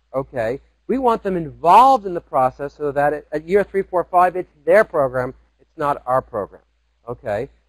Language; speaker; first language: English; native; English